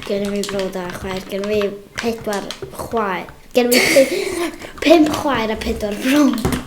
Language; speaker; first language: Welsh; native; Welsh